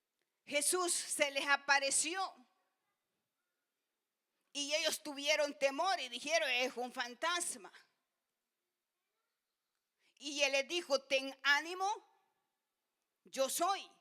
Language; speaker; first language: Spanish; native; Spanish